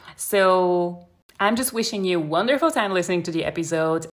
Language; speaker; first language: English; non-native, fluent; Bulgarian